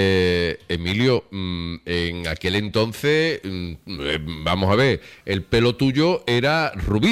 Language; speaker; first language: Spanish; native; Spanish